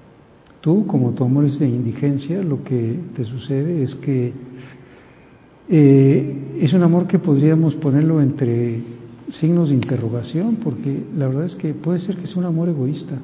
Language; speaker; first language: Spanish; native; Spanish